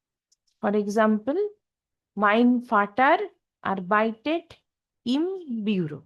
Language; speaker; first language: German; non-native, fluent; Hindi